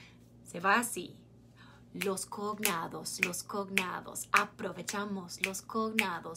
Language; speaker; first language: Spanish; non-native, fluent; English